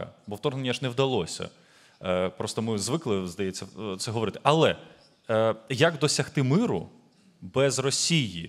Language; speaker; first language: Ukrainian; native; Ukrainian